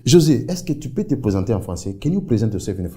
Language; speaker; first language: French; non-native, fluent; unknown